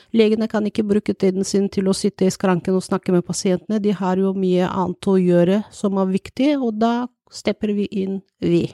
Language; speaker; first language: Norwegian; non-native, fluent; Bulgarian